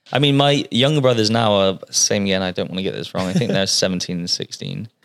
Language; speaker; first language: English; native; English